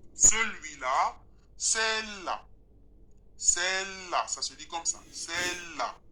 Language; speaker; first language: French; non-native, local second language; Arabic